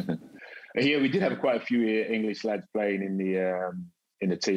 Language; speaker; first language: English; native; English